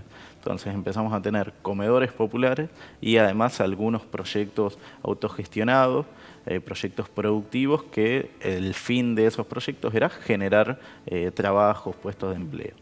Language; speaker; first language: Spanish; native; Spanish